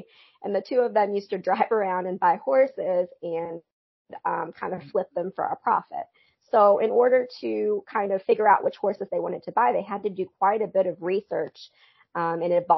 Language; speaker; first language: English; native; English